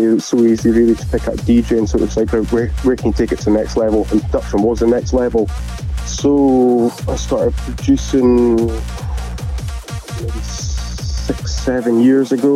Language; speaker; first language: English; native; English